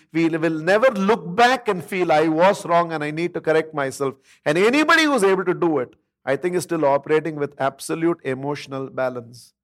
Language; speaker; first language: English; non-native, local second language; Tamil